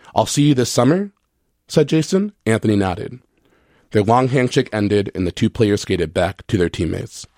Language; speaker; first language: English; native; English